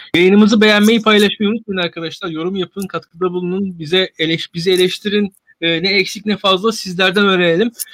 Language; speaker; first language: Turkish; native; Turkish